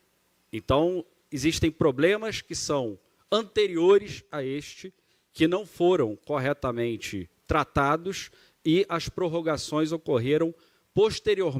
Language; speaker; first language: Portuguese; native; Portuguese